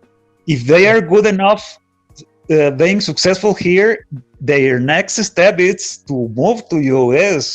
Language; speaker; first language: English; non-native, fluent; Spanish